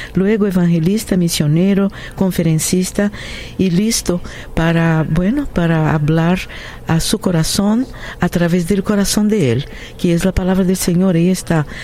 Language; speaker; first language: Spanish; non-native, fluent; Portuguese